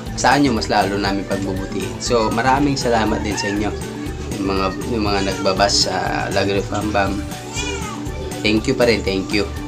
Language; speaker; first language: Filipino; non-native, local second language; Iloko